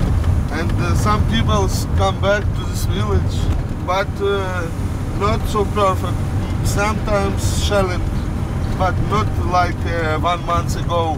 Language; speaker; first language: English; non-native, learner; Ukrainian